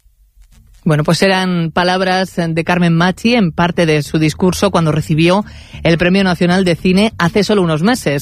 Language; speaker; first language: Spanish; native; Spanish